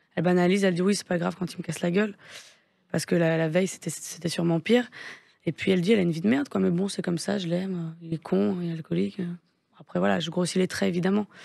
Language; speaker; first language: French; native; French